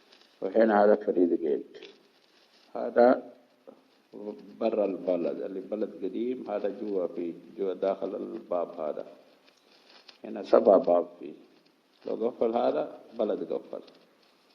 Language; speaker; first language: Arabic; non-native, learner; Urdu